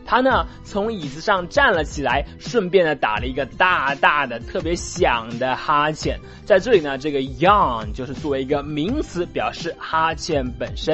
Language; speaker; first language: Chinese; native; Chinese